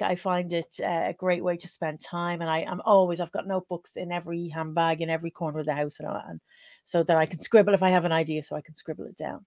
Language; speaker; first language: English; native; English